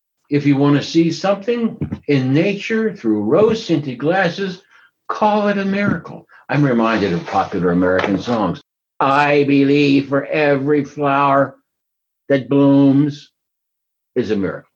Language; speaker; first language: English; native; English